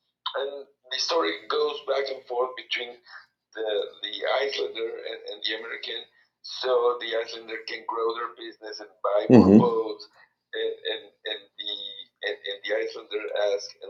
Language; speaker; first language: English; non-native, fluent; Spanish